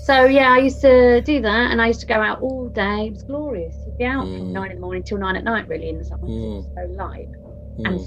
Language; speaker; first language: English; native; English